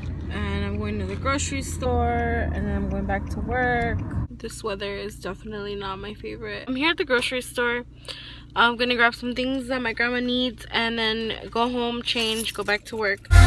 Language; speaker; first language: English; early bilingual, other home language; Spanish